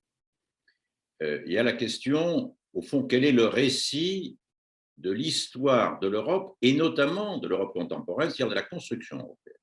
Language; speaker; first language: French; native; French